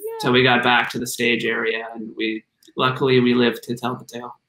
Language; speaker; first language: English; native; English